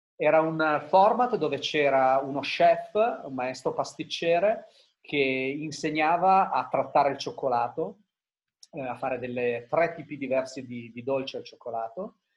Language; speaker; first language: Italian; early bilingual, heritage; Italian